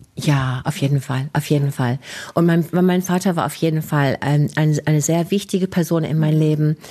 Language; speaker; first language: German; non-native, fluent; English